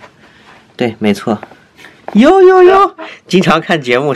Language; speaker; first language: Chinese; native; Chinese